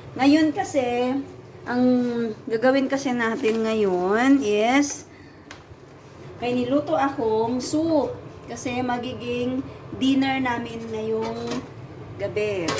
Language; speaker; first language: Filipino; native; Filipino